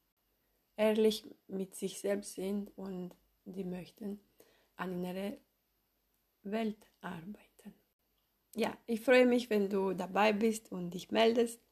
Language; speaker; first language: German; non-native, fluent; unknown